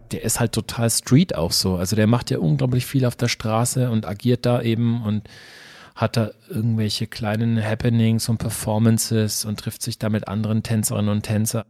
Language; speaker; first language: German; native; German